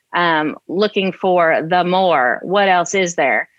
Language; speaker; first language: English; native; English